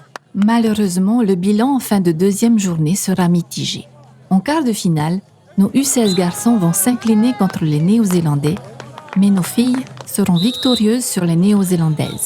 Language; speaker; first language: French; native; French